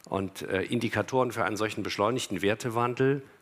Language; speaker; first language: German; native; German